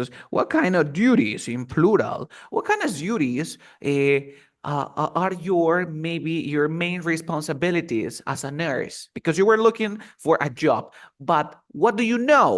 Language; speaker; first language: English; non-native, fluent; Spanish